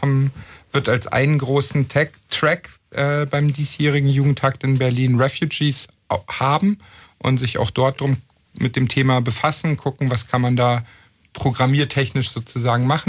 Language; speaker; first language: German; native; German